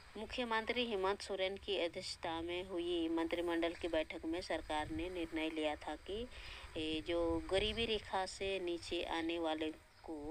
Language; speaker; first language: Hindi; non-native, local second language; Santali